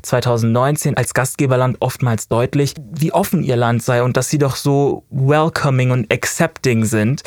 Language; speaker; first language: German; native; German